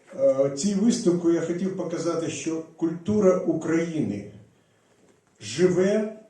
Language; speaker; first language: Ukrainian; non-native, local second language; Russian